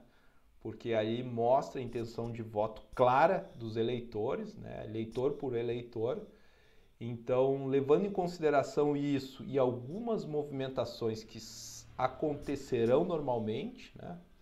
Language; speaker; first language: Portuguese; native; Portuguese